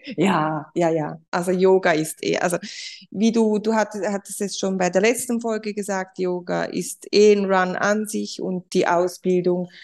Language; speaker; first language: German; non-native, fluent; Spanish